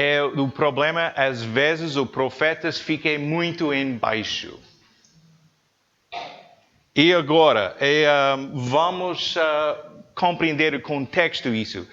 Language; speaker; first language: Portuguese; non-native, learner; English